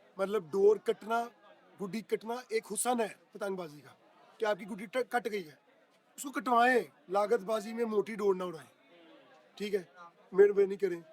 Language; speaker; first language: Urdu; non-native, local second language; Punjabi